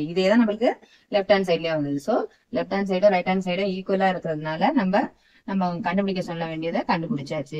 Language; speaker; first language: Tamil; native; Tamil